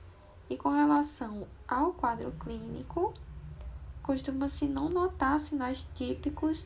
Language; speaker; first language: Portuguese; native; Portuguese